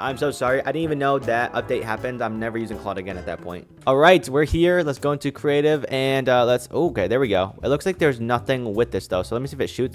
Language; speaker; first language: English; native; English